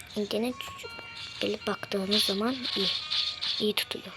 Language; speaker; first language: Turkish; non-native, learner; Azerbaijani